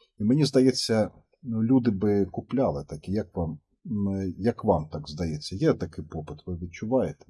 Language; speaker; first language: Ukrainian; native; Ukrainian